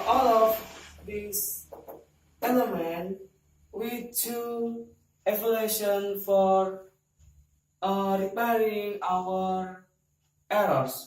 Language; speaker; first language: English; non-native, learner; Indonesian